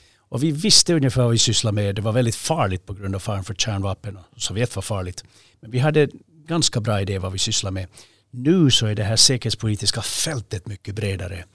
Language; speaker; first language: Swedish; native; Swedish